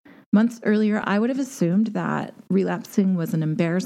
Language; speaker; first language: English; native; English